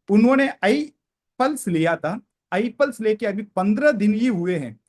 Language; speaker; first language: Hindi; non-native, local second language; Kannada